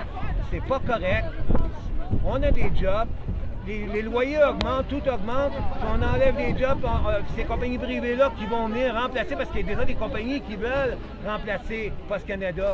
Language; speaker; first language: French; native; French